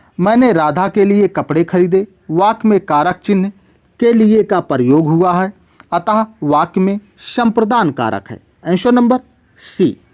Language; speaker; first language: Hindi; native; Hindi